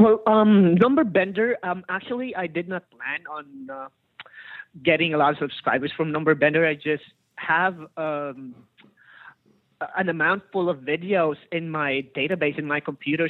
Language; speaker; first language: English; non-native, local second language; Filipino